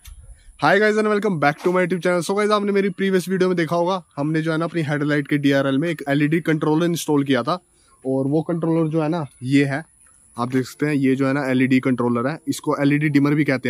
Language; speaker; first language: Hindi; native; Hindi